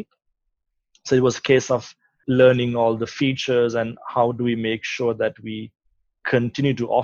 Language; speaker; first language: English; non-native, local second language; Sinhala